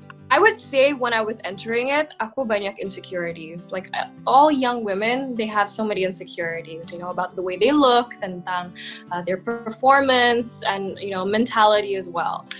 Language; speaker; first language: English; early bilingual, heritage; English